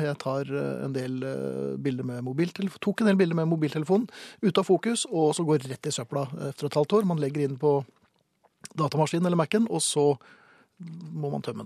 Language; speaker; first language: Norwegian; native; Norwegian